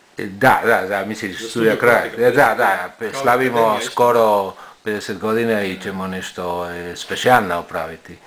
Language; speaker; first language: Croatian; early bilingual, heritage; Croatian